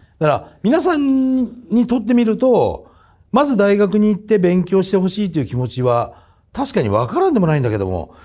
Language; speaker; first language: Japanese; native; Japanese